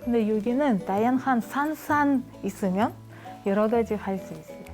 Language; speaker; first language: Korean; non-native, learner; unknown